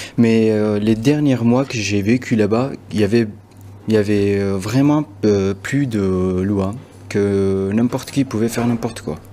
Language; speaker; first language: French; non-native, fluent; Arabic